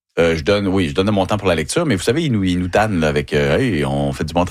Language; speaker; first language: French; native; French